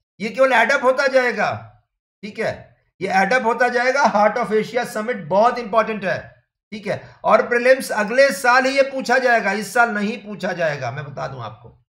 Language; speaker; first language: Hindi; native; Hindi